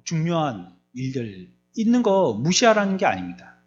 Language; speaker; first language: Korean; native; Korean